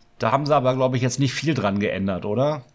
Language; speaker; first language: German; native; German